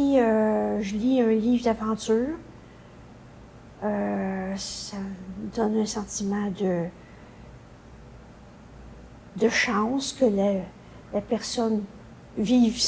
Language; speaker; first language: French; native; French